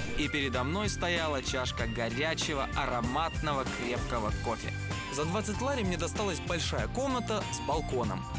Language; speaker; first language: Russian; native; Russian